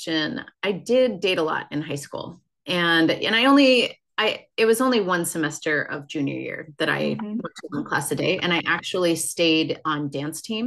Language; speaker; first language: English; native; English